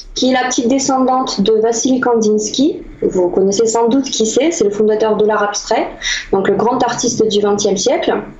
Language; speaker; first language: French; non-native, fluent; Russian